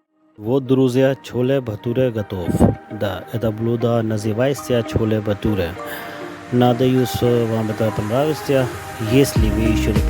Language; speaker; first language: Russian; non-native, learner; Hindi